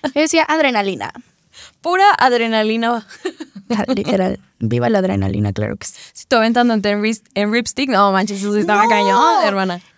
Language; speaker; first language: Spanish; native; Spanish